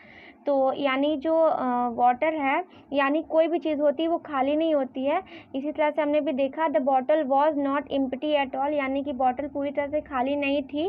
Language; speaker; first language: Hindi; native; Hindi